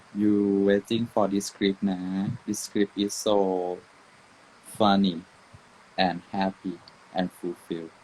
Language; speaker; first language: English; non-native, learner; Thai